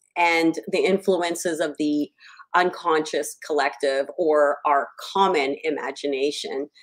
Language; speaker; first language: English; native; English